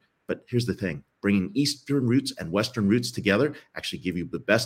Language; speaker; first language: English; native; English